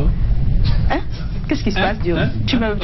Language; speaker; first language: French; native; French